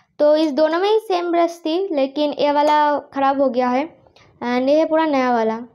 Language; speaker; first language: Hindi; non-native, local second language; Bangla